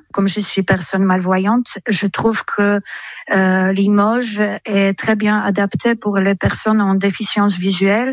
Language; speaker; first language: French; non-native, fluent; Polish